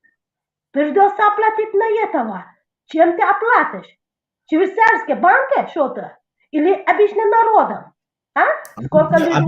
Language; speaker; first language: Russian; non-native, local second language; Tajik